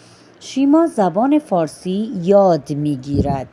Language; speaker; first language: Persian; non-native, fluent; Urdu